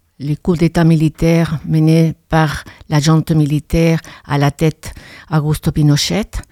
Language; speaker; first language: French; non-native, fluent; Spanish